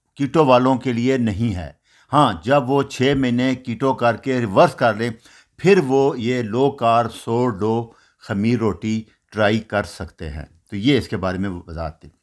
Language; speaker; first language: Urdu; non-native, local second language; Punjabi